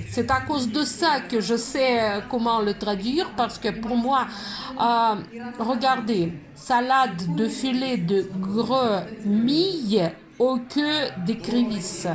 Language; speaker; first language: French; non-native, fluent; Russian